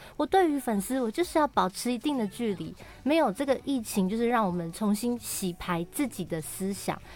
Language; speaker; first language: Chinese; native; Chinese